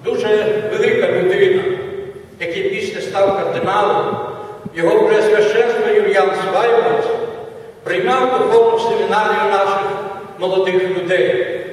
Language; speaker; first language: Ukrainian; non-native, fluent; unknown